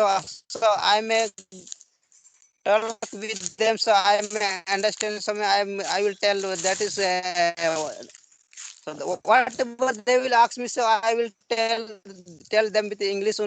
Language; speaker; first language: English; non-native, learner; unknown